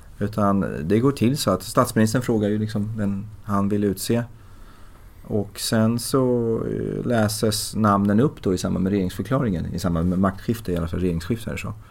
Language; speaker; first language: Swedish; early bilingual, other home language; Persian